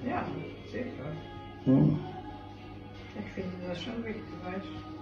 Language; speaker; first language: German; non-native, learner; Slovak